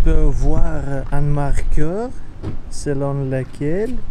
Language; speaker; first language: French; non-native, learner; Russian